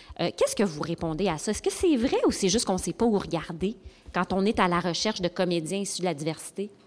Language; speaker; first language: French; native; French